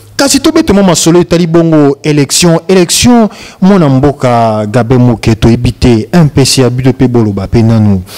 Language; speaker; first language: Lingala; native; Lingala